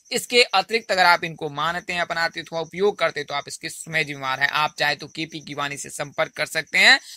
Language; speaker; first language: Hindi; native; Hindi